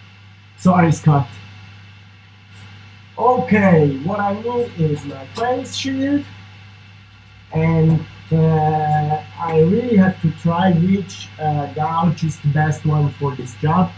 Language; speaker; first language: English; non-native, fluent; Italian